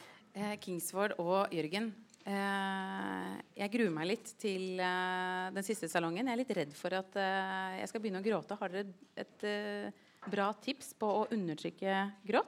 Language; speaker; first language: Norwegian; native; Norwegian